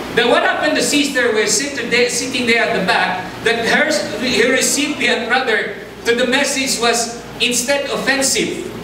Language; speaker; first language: English; non-native, local second language; Chavacano